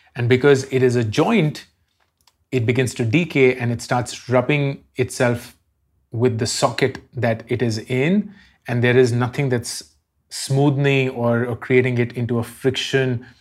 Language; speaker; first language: English; non-native, local second language; Hindi